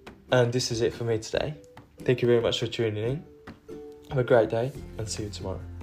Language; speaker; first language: English; non-native, fluent; Japanese